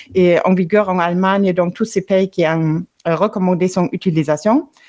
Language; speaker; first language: French; non-native, fluent; German